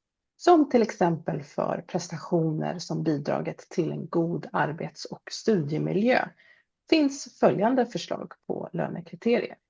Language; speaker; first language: Swedish; native; Swedish